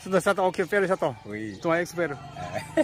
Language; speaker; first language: Korean; native; Korean